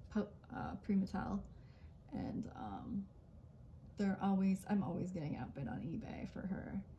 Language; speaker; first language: English; native; English